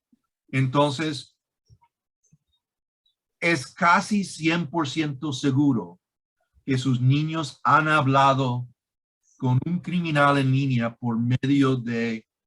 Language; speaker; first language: Spanish; non-native, fluent; English